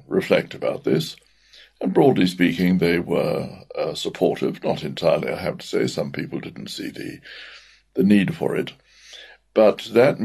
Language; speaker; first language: English; native; English